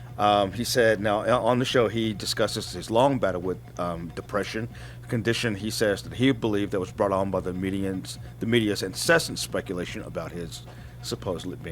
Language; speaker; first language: English; native; English